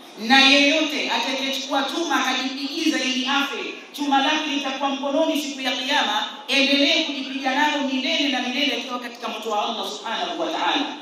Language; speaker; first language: Swahili; native; Swahili